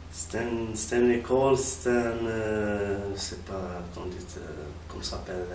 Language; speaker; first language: French; non-native, learner; Arabic